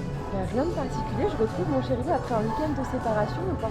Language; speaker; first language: French; native; French